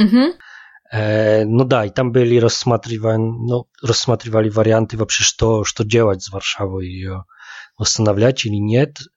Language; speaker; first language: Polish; non-native, learner; Russian